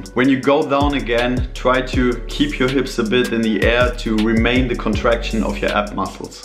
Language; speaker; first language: English; non-native, fluent; German